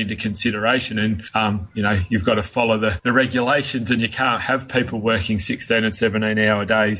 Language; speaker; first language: English; native; English